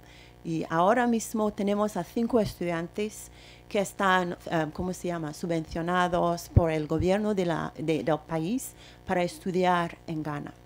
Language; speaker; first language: Spanish; non-native, fluent; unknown